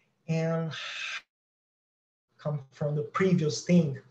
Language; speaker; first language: English; non-native, fluent; Portuguese